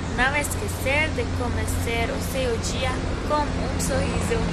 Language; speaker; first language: Portuguese; non-native, fluent; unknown